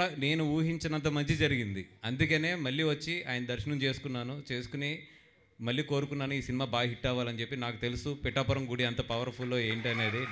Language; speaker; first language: Telugu; native; Telugu